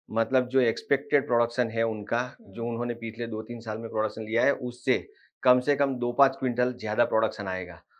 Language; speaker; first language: Hindi; non-native, local second language; Marathi